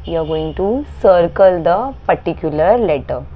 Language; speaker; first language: English; non-native, local second language; Marathi